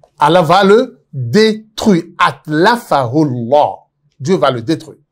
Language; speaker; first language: French; non-native, local second language; Yoruba